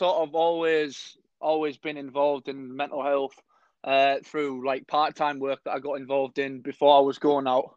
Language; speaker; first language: English; native; English